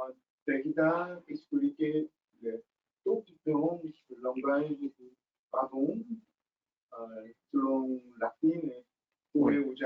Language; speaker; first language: French; non-native, learner; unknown